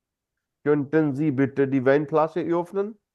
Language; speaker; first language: German; non-native, fluent; Hindi